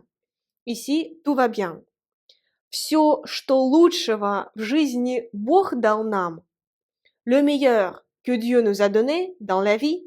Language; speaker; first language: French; non-native, fluent; Russian